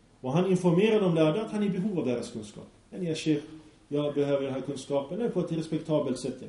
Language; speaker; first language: Swedish; early bilingual, other home language; Arabic